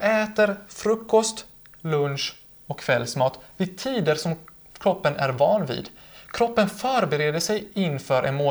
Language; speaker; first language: Swedish; native; Swedish